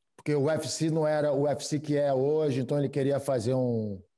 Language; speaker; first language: Portuguese; native; Portuguese